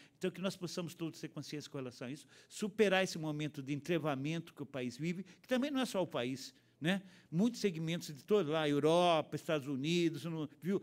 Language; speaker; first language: Portuguese; native; Portuguese